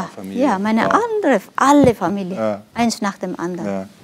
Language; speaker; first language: German; non-native, fluent; Nepali